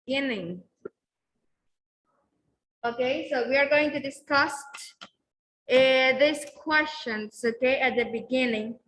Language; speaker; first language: English; non-native, fluent; Spanish